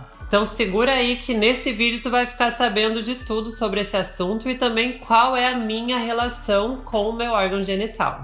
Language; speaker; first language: Portuguese; native; Portuguese